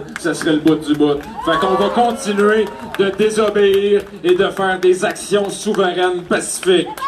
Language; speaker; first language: French; native; French